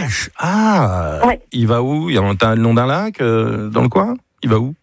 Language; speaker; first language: French; native; French